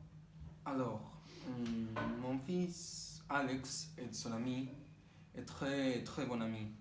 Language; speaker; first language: French; non-native, learner; Spanish